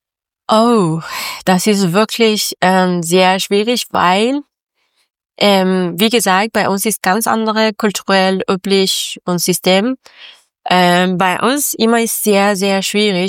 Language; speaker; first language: German; non-native, learner; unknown